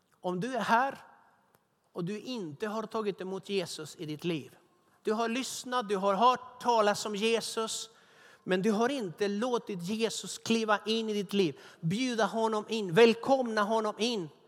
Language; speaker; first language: Swedish; non-native, fluent; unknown